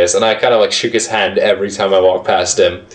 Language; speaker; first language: English; native; English